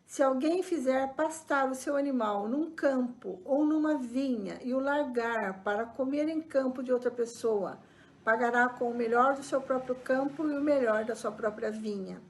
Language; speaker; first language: Portuguese; native; Portuguese